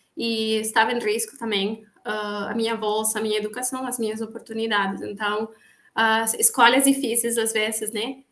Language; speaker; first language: Portuguese; non-native, fluent; Spanish